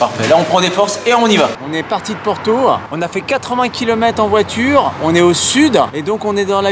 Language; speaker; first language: French; native; French